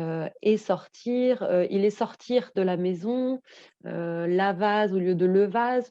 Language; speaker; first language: French; native; French